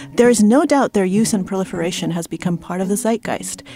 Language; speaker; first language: English; early bilingual, other home language; Russian